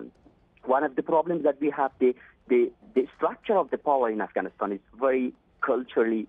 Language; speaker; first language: English; non-native, fluent; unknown